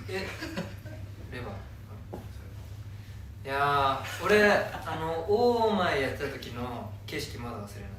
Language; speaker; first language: Japanese; native; Japanese